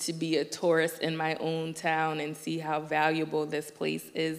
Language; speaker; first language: English; native; English